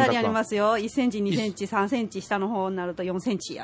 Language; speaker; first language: Japanese; native; Japanese